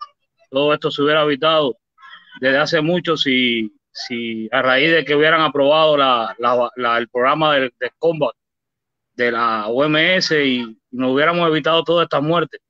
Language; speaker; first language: Spanish; native; Spanish